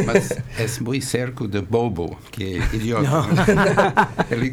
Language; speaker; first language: Portuguese; non-native, fluent; English